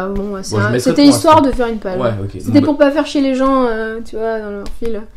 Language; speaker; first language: French; native; French